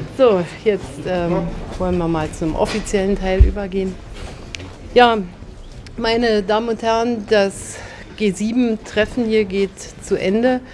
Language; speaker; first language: German; native; German